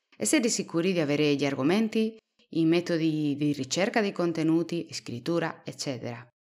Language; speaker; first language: Italian; non-native, fluent; Spanish